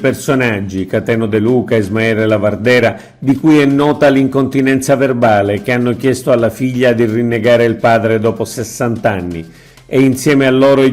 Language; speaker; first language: Italian; native; Italian